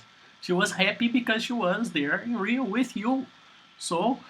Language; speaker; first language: English; non-native, fluent; Portuguese